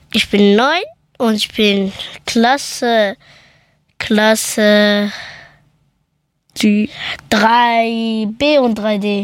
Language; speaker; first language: German; early bilingual, other home language; Persian